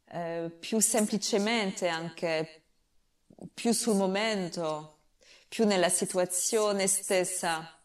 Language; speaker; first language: Italian; non-native, fluent; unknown